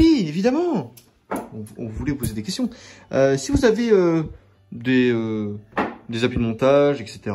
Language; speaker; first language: French; native; French